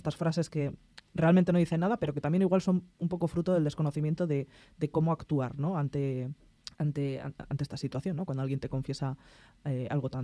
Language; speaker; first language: Spanish; native; Spanish